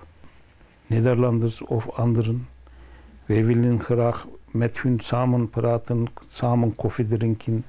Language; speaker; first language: Dutch; non-native, learner; Turkish